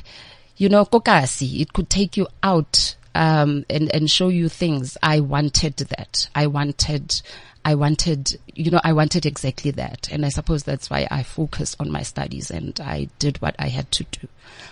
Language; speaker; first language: English; non-native, local second language; Northern Sotho